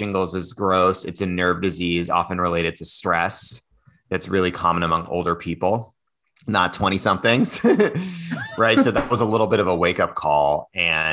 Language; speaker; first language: English; native; English